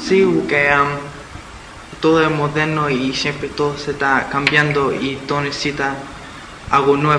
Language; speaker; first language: Spanish; early bilingual, heritage; Spanish